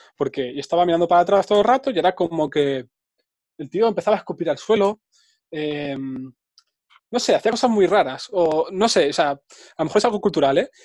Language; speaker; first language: Spanish; native; Spanish